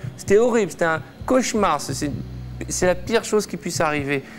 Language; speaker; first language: French; native; French